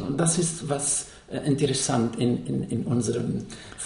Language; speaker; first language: German; non-native, fluent; Arabic